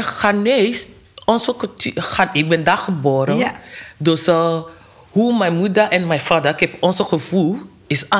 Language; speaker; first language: Dutch; non-native, learner; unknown